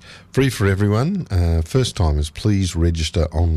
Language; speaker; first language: English; native; English